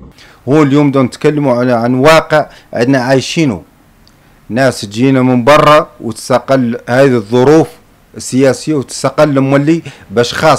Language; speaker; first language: Arabic; native; Arabic